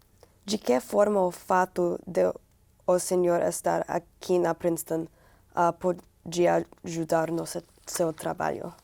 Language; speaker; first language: Portuguese; non-native, learner; English